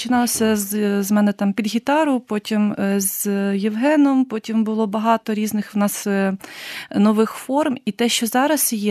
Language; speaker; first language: Ukrainian; native; Ukrainian